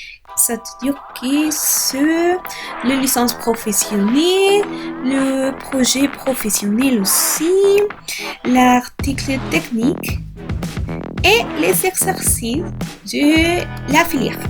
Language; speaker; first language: French; non-native, learner; Spanish